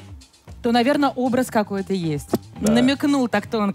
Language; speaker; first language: Russian; native; Russian